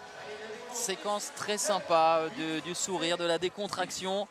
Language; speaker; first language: French; native; French